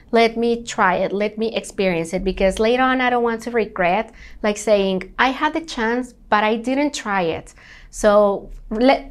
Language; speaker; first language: English; non-native, fluent; Spanish